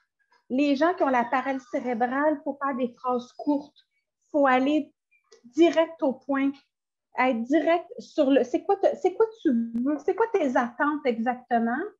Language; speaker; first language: French; native; French